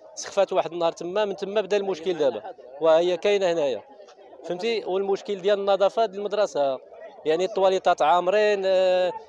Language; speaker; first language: Arabic; native; Arabic